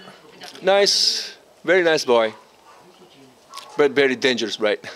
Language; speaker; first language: English; non-native, learner; Japanese